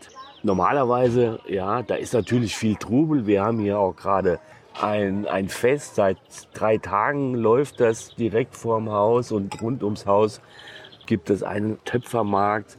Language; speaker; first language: German; native; German